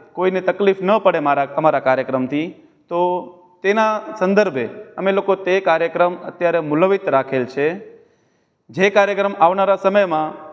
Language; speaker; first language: Gujarati; non-native, local second language; Sindhi